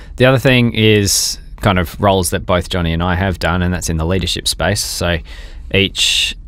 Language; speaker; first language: English; native; English